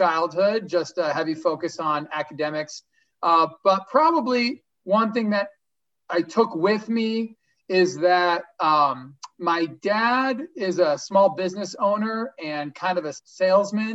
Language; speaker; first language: English; native; English